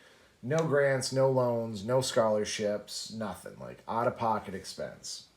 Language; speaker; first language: English; native; English